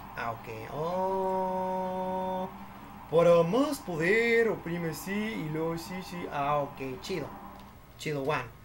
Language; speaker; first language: Spanish; native; Spanish